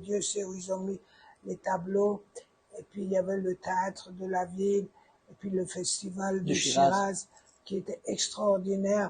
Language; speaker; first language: French; non-native, fluent; Persian